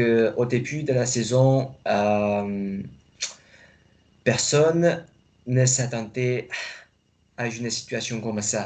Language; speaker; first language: French; non-native, fluent; Chinese